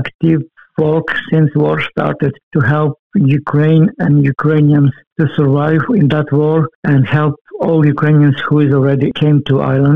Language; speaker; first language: English; non-native, learner; Ukrainian